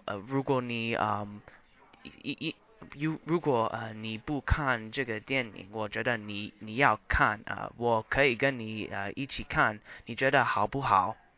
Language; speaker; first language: Chinese; non-native, learner; English